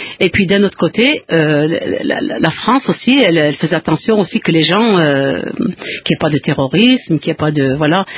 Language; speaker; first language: French; non-native, local second language; Kabyle